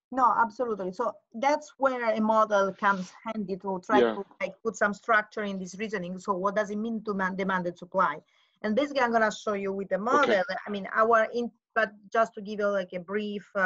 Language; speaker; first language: English; non-native, fluent; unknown